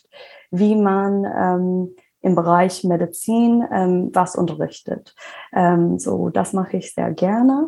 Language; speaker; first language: German; non-native, fluent; English